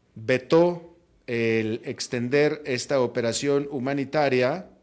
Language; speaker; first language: Spanish; native; Spanish